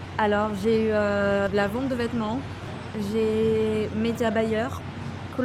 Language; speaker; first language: French; native; French